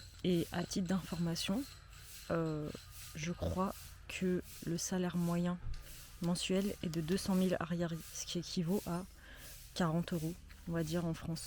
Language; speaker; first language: French; native; French